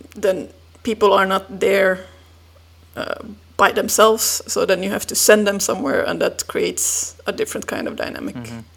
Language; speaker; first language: English; non-native, fluent; Finnish